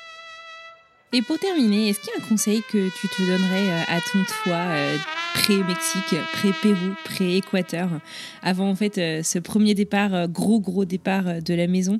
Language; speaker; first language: French; native; French